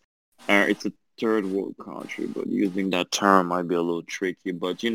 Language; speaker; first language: English; non-native, fluent; French